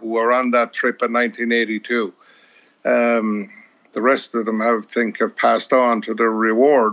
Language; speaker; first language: English; native; English